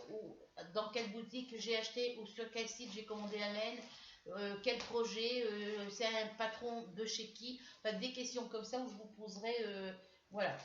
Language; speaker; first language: French; native; French